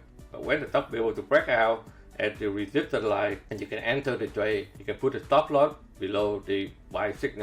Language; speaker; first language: English; non-native, fluent; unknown